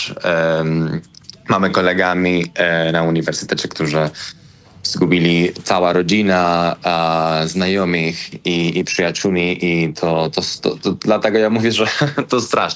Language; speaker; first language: Polish; non-native, learner; Spanish